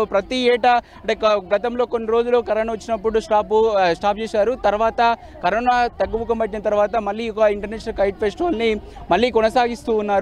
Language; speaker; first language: Telugu; native; Telugu